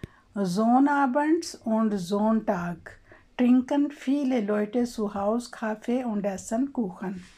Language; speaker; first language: German; non-native, learner; Urdu